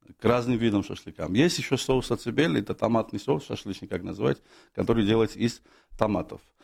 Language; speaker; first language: Russian; non-native, fluent; Georgian